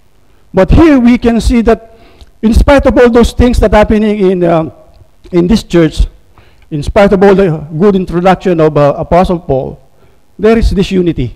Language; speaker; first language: English; non-native, local second language; Filipino